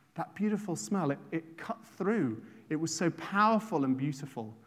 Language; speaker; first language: English; native; English